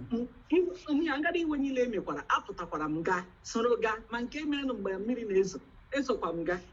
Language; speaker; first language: Igbo; native; Igbo